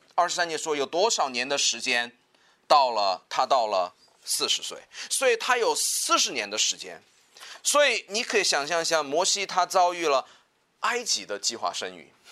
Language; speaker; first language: Chinese; native; Chinese